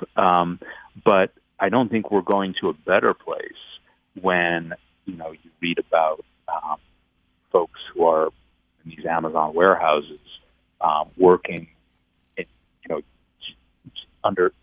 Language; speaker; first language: English; native; English